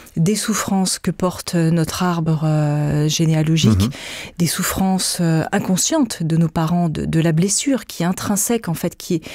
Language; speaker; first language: French; native; French